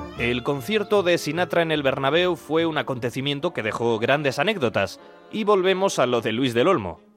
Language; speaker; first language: Spanish; native; Spanish